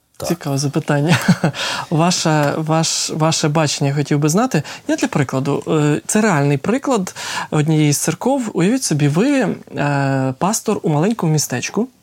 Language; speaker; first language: Ukrainian; native; Ukrainian